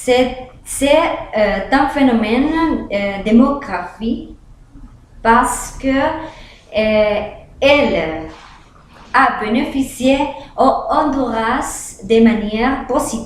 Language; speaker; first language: French; non-native, learner; Spanish